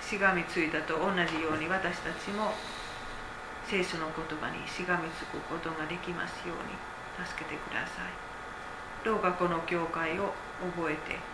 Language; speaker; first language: Japanese; non-native, fluent; Finnish